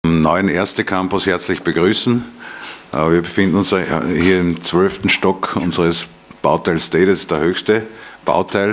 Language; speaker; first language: German; native; German